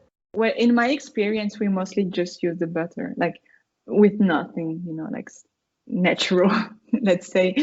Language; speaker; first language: English; non-native, fluent; French